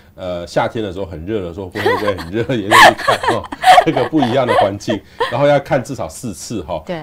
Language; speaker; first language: Chinese; native; Chinese